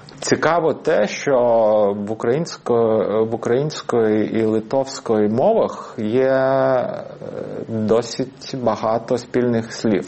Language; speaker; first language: Ukrainian; non-native, fluent; Lithuanian